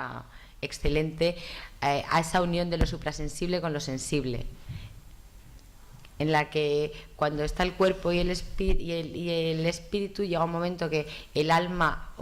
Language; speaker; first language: Spanish; native; Spanish